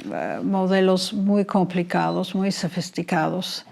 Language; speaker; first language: Spanish; non-native, fluent; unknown